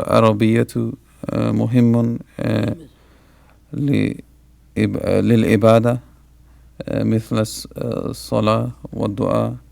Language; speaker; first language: Arabic; non-native, learner; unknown